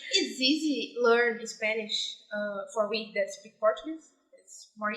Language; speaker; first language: English; non-native, learner; Portuguese